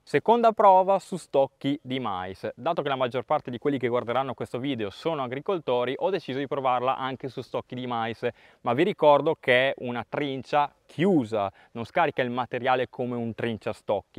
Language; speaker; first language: Italian; native; Italian